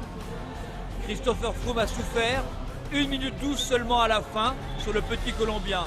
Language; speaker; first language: French; native; French